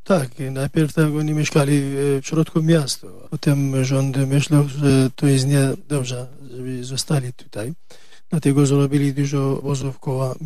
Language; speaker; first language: Polish; non-native, learner; Kurdish